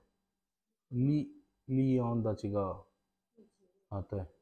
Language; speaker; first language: Chinese; non-native, learner; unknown